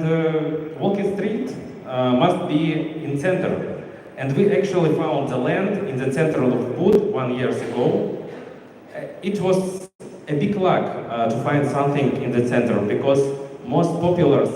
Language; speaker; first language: English; non-native, learner; Russian